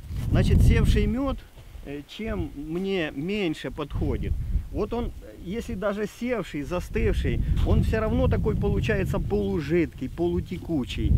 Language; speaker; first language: Russian; native; Russian